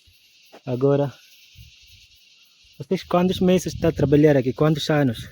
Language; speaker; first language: Portuguese; non-native, learner; Malayalam